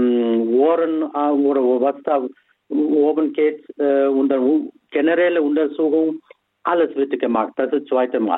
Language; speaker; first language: German; non-native, fluent; Tamil